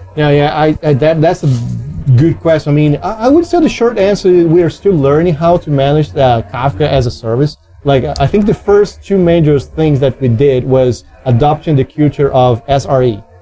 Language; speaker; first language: English; non-native, fluent; Portuguese